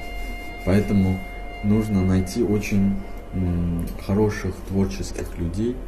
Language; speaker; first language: Russian; early bilingual, heritage; Russian